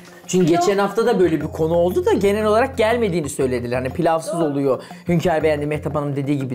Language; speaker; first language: Turkish; native; Turkish